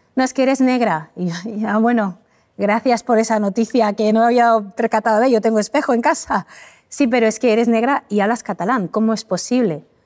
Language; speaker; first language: Spanish; early bilingual, other home language; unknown